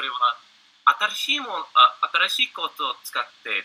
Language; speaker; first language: Japanese; non-native, learner; English